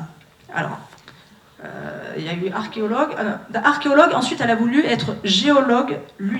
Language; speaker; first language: French; native; French